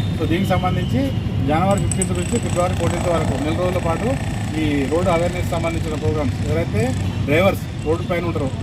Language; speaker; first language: Telugu; native; Telugu